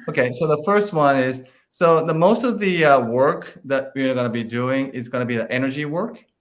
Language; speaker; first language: English; non-native, fluent; Japanese